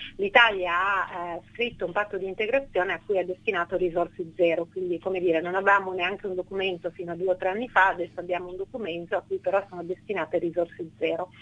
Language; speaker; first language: Italian; native; Italian